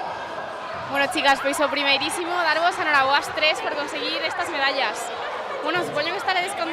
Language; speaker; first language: Galician; native; Galician